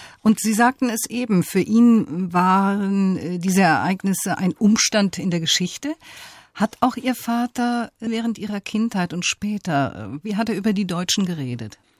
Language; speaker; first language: German; native; German